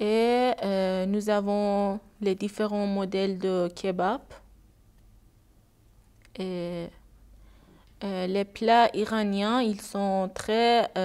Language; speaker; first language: French; non-native, learner; Persian